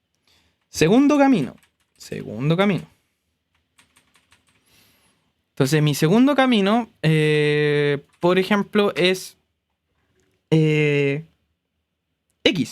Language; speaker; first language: Spanish; native; Spanish